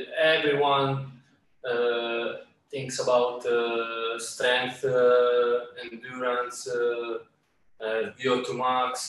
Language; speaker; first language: English; non-native, learner; Italian